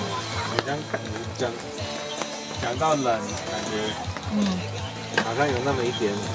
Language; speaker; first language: Chinese; non-native, fluent; English